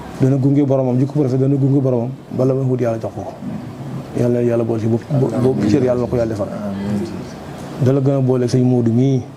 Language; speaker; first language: Wolof; native; Wolof